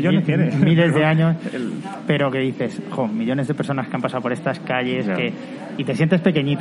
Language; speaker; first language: Spanish; native; Spanish